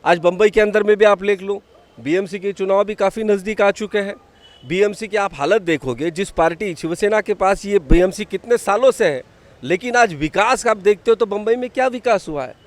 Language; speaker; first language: Hindi; non-native, local second language; Marathi